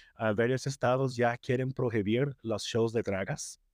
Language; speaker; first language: Spanish; non-native, fluent; English